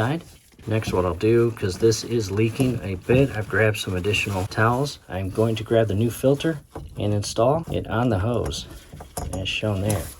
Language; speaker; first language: English; native; English